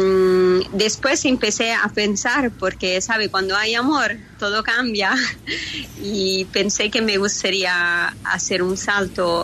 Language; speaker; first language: Spanish; non-native, fluent; Italian